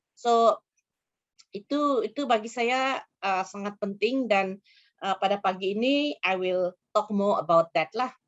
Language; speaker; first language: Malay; non-native, local second language; Central Dusun